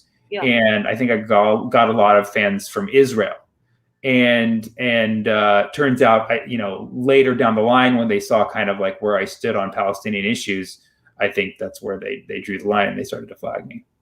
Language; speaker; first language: English; early bilingual, other home language; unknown